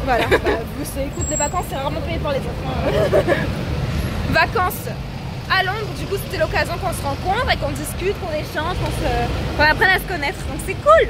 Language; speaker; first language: French; native; French